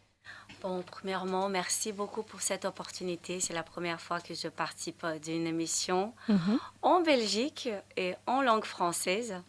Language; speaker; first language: French; non-native, fluent; Portuguese